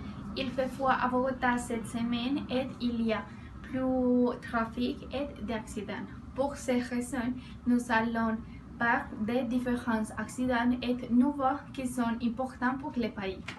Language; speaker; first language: French; non-native, learner; Spanish